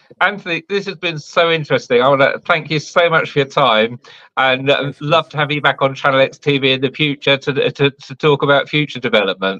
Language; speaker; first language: English; native; English